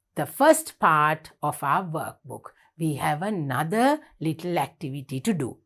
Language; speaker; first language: English; non-native, local second language; Sinhala